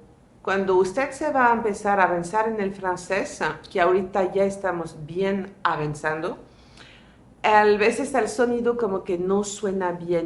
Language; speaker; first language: Spanish; non-native, fluent; French